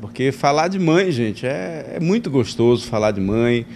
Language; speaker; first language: Portuguese; native; Portuguese